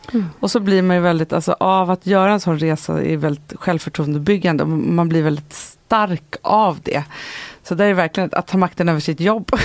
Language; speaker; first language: Swedish; native; Swedish